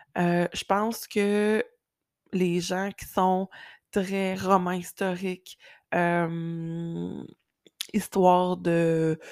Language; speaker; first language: French; native; French